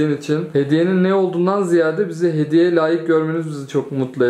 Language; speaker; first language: Turkish; native; Turkish